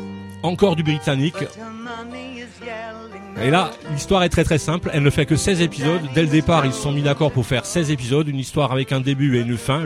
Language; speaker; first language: French; native; French